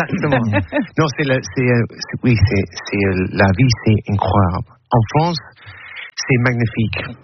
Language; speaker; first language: French; non-native, learner; English